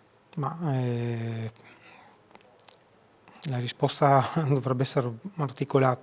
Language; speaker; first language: Italian; native; Italian